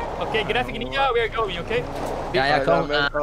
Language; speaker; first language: English; non-native, learner; Portuguese